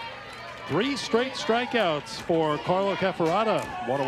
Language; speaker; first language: English; native; English